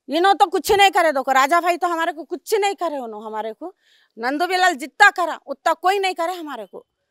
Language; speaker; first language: Hindi; native; Hindi